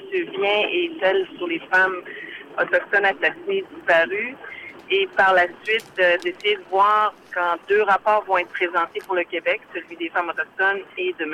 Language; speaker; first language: French; native; French